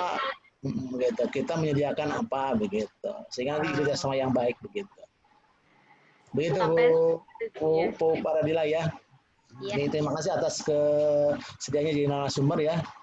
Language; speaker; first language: Indonesian; native; Indonesian